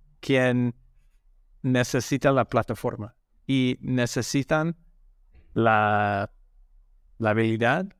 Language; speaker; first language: Spanish; non-native, learner; English